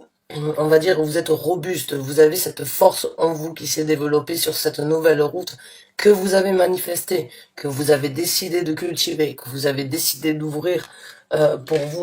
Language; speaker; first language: French; native; French